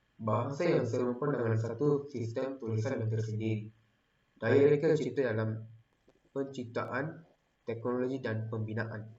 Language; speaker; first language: Malay; non-native, local second language; Tamil